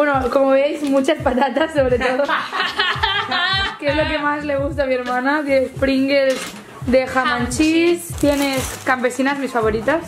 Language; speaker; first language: Spanish; native; Spanish